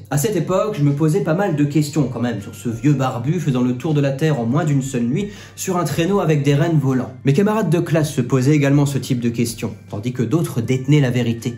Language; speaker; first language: French; native; French